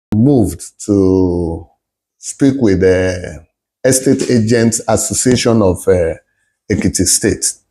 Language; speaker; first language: English; non-native, local second language; Yoruba